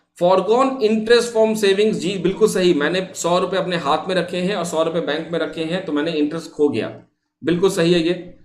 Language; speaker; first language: Hindi; non-native, local second language; Bangla